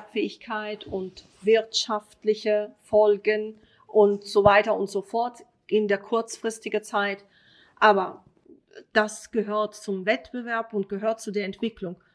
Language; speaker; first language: German; non-native, fluent; Italian